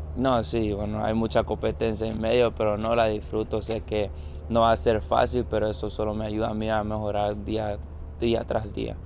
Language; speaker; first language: Spanish; early bilingual, heritage; Spanish